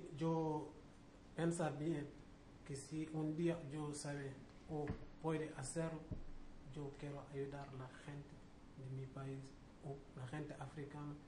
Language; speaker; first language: Spanish; non-native, learner; Wolof